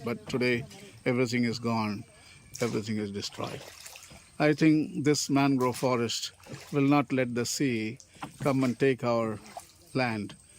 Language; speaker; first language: English; non-native, local second language; Tamil